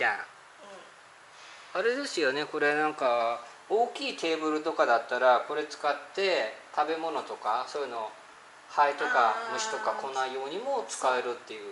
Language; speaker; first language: Japanese; native; Japanese